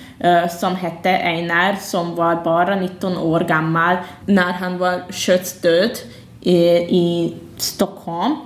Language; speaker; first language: Swedish; non-native, fluent; Hungarian